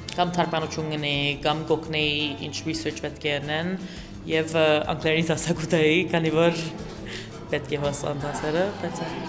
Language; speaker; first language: Armenian; early bilingual, heritage; Armenian